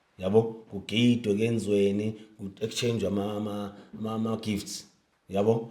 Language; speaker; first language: Zulu; native; Zulu